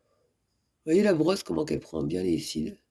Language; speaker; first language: French; native; French